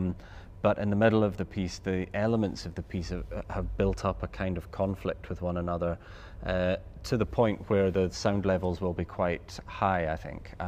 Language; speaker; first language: English; native; English